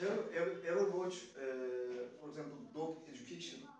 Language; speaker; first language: English; non-native, learner; Turkish